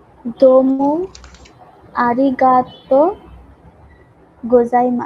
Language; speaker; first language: Japanese; non-native, learner; Bangla